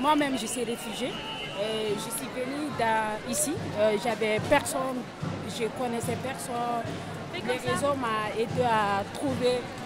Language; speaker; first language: French; non-native, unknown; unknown